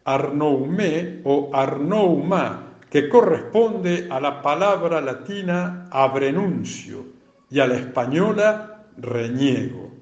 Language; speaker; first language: Spanish; native; Spanish